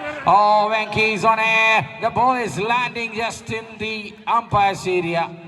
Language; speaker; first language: English; non-native, local second language; Malayalam